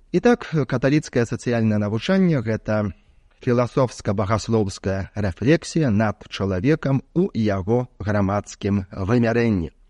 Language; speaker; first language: Belarusian; native; Belarusian